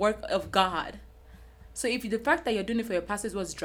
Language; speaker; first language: English; non-native, local second language; Yoruba